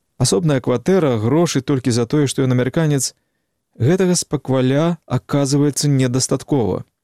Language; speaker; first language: Belarusian; native; Belarusian